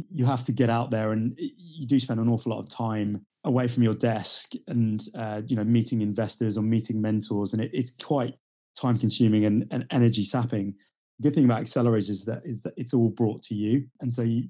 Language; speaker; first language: English; native; English